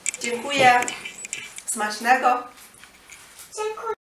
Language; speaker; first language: Polish; non-native, learner; Chinese